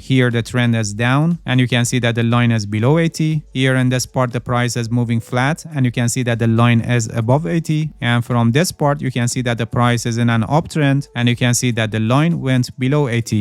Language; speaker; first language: English; non-native, fluent; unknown